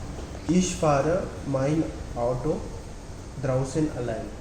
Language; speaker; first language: German; non-native, learner; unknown